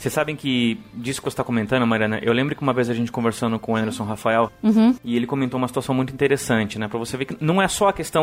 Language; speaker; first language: Portuguese; native; Portuguese